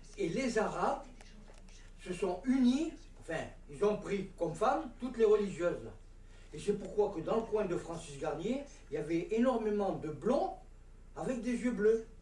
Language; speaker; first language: French; native; French